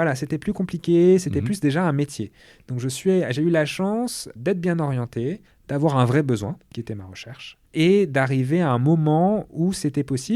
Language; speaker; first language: French; native; French